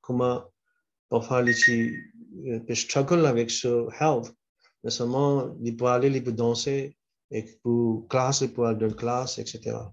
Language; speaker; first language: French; non-native, local second language; Morisyen